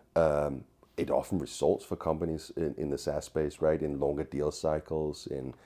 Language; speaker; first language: English; non-native, fluent; Danish